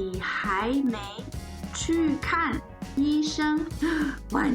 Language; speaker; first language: Chinese; non-native, learner; English